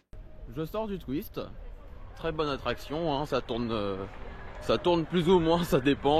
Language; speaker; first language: French; native; French